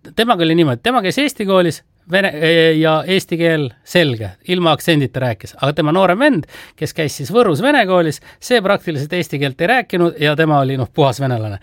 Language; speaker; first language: Estonian; native; Estonian